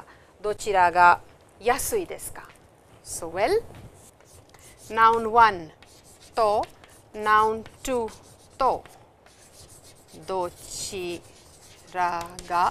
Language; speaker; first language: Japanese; non-native, fluent; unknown